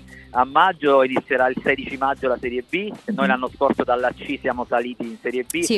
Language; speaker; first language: Italian; native; Italian